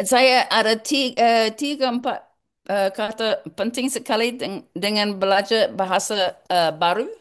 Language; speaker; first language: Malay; non-native, learner; English